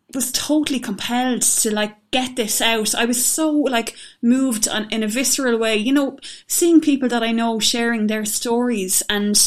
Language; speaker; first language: English; native; English